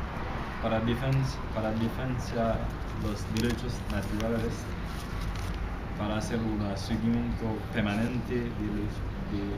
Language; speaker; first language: Spanish; non-native, learner; Haitian Creole